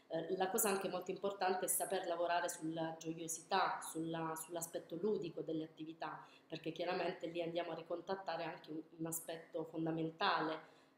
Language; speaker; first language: Italian; native; Italian